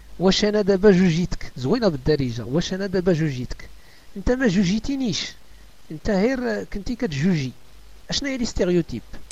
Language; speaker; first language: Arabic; native; Arabic